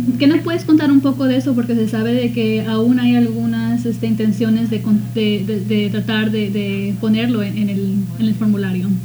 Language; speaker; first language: Spanish; early bilingual, heritage; Spanish